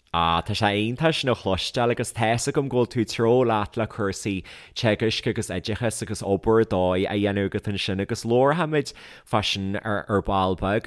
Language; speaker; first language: Irish; native; Irish